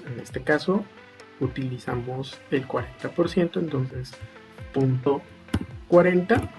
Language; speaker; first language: Spanish; native; Spanish